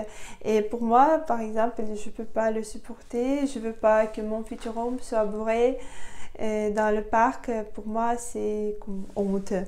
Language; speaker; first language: French; non-native, fluent; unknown